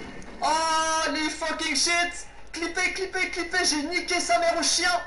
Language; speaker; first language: French; native; French